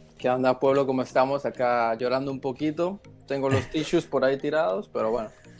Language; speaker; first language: Spanish; early bilingual, heritage; Spanish